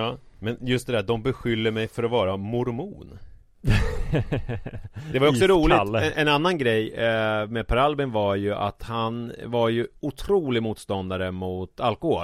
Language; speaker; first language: Swedish; native; Swedish